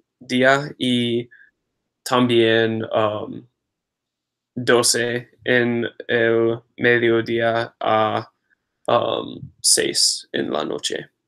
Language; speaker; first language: Spanish; non-native, learner; English